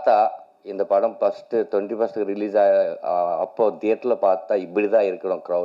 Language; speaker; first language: Tamil; non-native, learner; Telugu